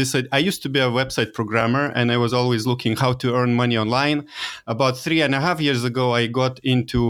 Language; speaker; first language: English; non-native, fluent; Lithuanian